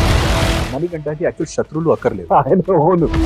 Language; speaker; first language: Telugu; non-native, fluent; Hindi